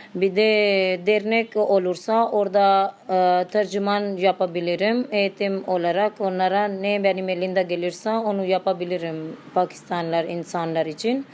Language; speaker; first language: Turkish; non-native, learner; Urdu